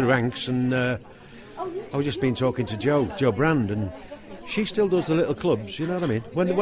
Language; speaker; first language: English; native; English